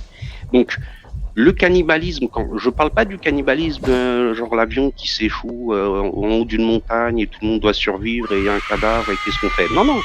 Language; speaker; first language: French; native; French